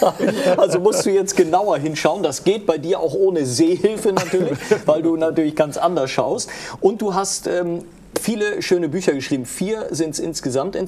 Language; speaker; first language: German; native; German